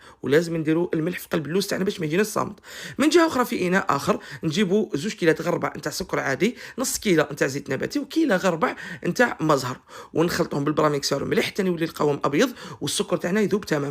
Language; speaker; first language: Arabic; native; Arabic